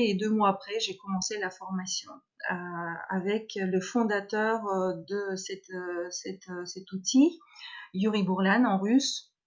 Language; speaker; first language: French; non-native, fluent; Russian